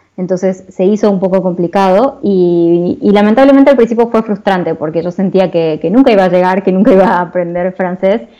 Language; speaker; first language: Spanish; native; Spanish